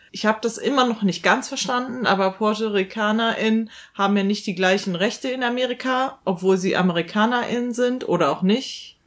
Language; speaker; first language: German; native; German